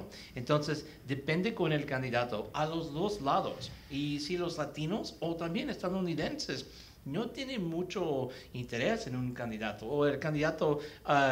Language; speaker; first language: Spanish; early bilingual, heritage; Spanish